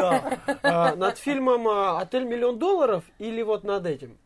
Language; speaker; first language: Russian; native; Russian